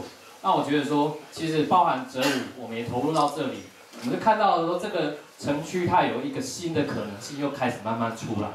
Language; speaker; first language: Chinese; native; Chinese